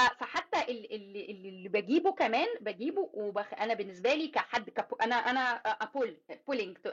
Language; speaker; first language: Arabic; native; Arabic